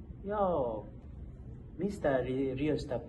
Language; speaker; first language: Finnish; non-native, learner; Nepali